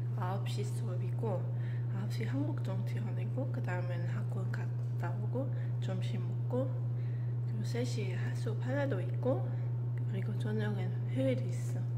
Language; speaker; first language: Korean; non-native, learner; Dutch